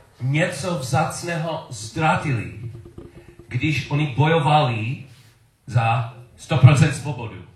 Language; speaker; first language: Czech; non-native, learner; English